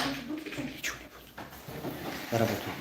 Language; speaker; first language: Russian; non-native, learner; Tajik